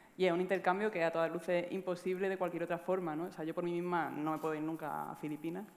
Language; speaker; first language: Spanish; native; Spanish